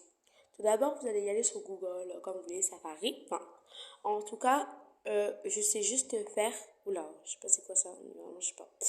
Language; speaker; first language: French; native; French